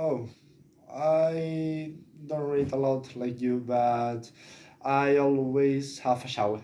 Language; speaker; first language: English; non-native, learner; Spanish